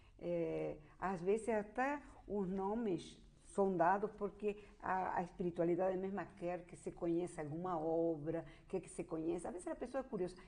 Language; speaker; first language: Portuguese; non-native, fluent; Spanish